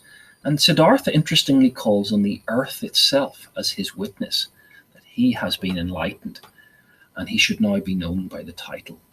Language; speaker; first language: English; native; English